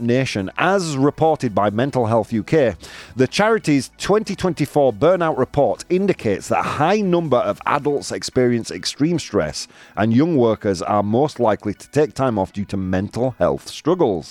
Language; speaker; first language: English; native; English